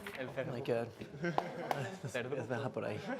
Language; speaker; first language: Spanish; native; Spanish